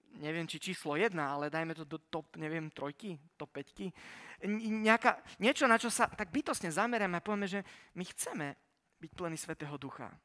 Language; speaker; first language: Slovak; early bilingual, heritage; Slovak